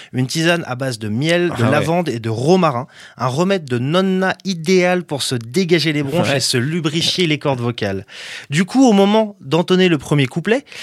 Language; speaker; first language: French; native; French